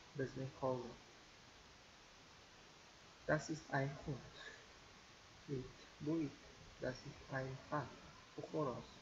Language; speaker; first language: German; non-native, fluent; Uzbek